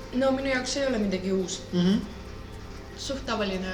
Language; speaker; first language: Estonian; non-native, local second language; Russian